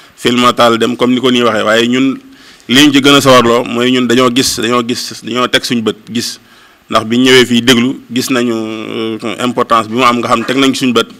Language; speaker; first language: Wolof; native; Wolof